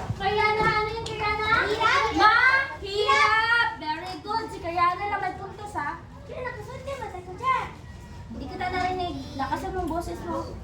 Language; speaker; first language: Filipino; non-native, local second language; Cebuano